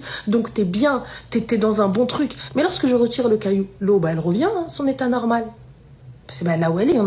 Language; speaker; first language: French; native; French